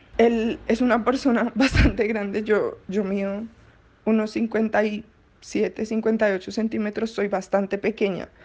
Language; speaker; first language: Spanish; native; Spanish